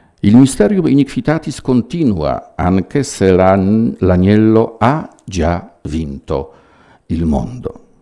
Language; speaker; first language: Italian; non-native, fluent; Polish